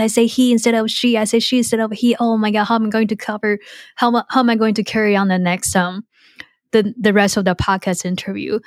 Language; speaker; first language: English; non-native, fluent; Chinese